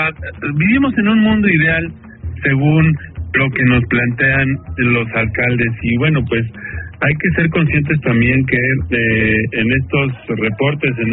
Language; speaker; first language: Spanish; native; Spanish